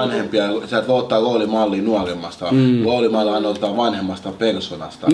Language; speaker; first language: Finnish; early bilingual, other home language; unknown